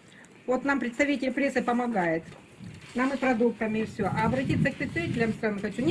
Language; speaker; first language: Russian; native; Russian